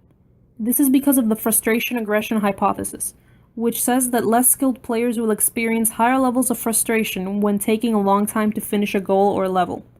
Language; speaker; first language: English; native; English